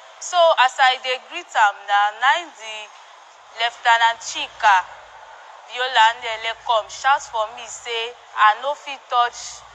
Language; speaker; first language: Nigerian Pidgin; native; Nigerian Pidgin